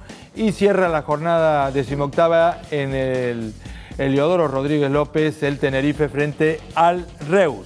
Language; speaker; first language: Spanish; native; Spanish